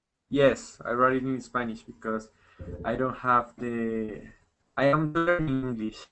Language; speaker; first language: English; non-native, learner; Spanish